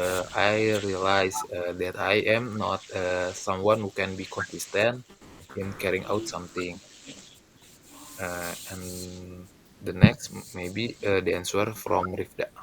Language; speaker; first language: English; non-native, learner; Indonesian